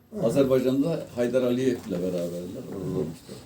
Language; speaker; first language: Turkish; native; Turkish